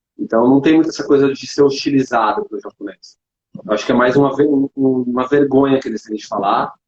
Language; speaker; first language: Portuguese; native; Portuguese